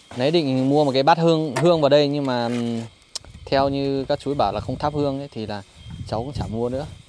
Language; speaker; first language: Vietnamese; non-native, local second language; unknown